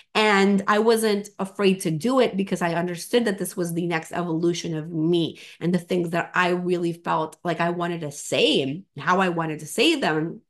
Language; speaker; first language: English; non-native, fluent; Spanish